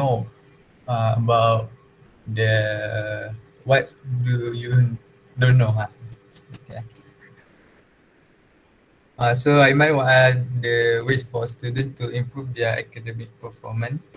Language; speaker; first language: English; non-native, local second language; Malay